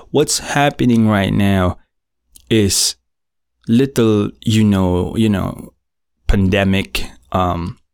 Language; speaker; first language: English; non-native, local second language; Filipino